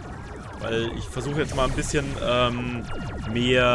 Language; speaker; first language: German; native; German